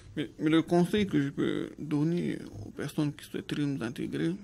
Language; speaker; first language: French; native; French